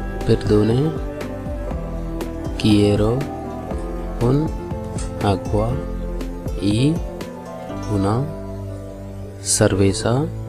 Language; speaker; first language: Spanish; non-native, fluent; Telugu